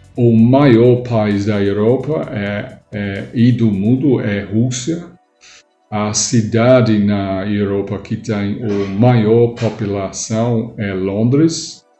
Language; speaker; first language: Portuguese; non-native, fluent; English